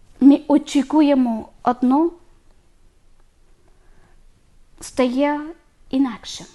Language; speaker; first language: Ukrainian; non-native, learner; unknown